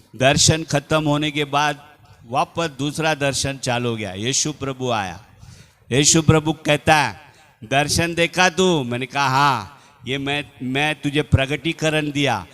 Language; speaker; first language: Hindi; non-native, local second language; Telugu